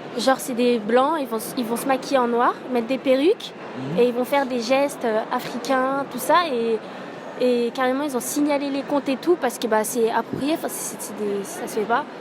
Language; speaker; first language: French; early bilingual, other home language; Arabic